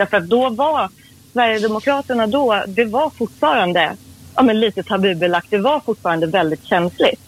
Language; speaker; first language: Swedish; early bilingual, other home language; Persian